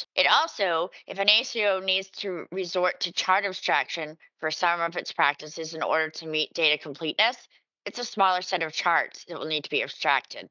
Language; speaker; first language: English; native; English